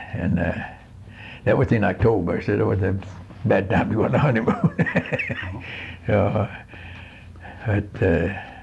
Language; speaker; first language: English; non-native, fluent; Swedish